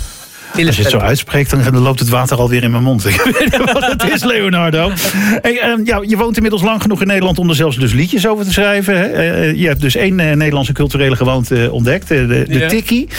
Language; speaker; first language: Dutch; native; Dutch